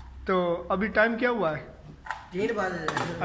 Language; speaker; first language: Urdu; non-native, local second language; Punjabi